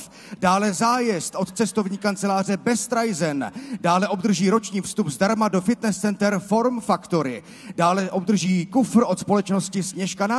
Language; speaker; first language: Czech; native; Czech